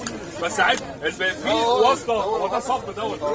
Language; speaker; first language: Arabic; native; Arabic